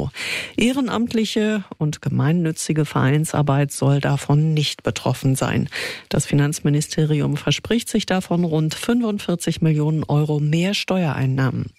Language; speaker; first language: German; native; German